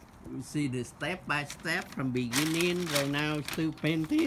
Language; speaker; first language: English; non-native, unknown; Vietnamese